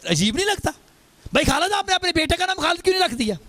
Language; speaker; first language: Urdu; non-native, local second language; Punjabi